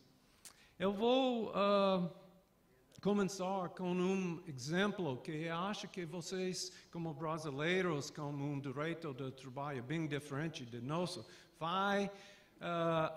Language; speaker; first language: Portuguese; non-native, fluent; English